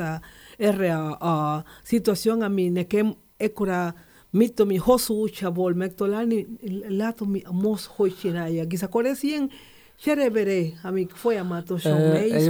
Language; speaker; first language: Hungarian; non-native, fluent; Spanish